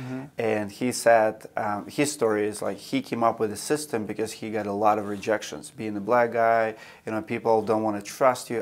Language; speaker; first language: English; non-native, fluent; Russian